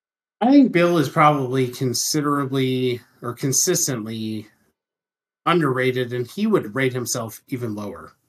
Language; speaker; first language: English; native; English